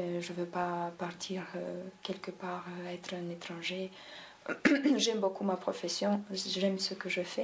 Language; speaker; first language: French; non-native, fluent; Romanian